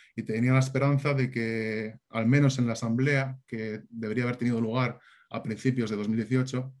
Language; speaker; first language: Spanish; native; Spanish